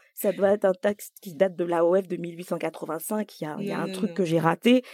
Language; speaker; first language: French; native; French